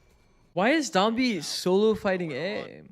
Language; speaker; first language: English; native; English